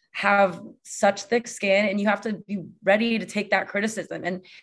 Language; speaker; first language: English; native; English